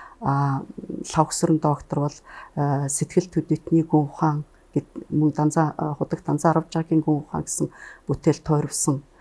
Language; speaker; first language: Mongolian; native; Mongolian